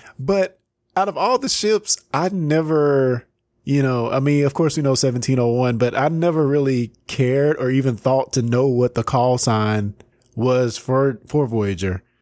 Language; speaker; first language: English; native; English